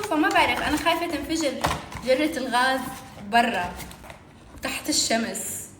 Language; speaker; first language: Arabic; native; Arabic